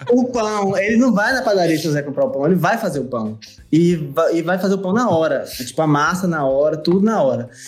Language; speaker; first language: Portuguese; native; Portuguese